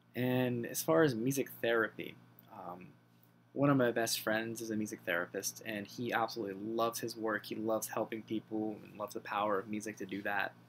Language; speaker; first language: English; native; English